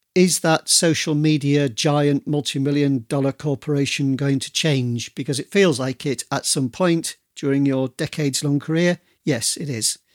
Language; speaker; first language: English; native; English